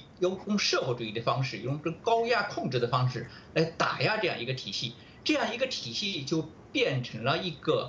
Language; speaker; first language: Chinese; native; Chinese